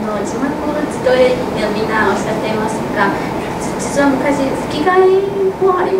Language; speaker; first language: Japanese; non-native, fluent; Chinese